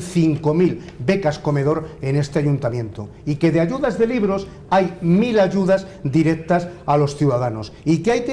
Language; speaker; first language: Spanish; native; Spanish